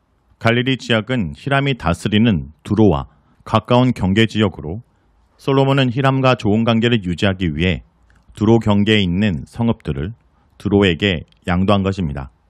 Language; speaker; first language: Korean; native; Korean